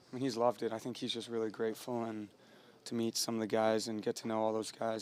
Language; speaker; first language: English; native; English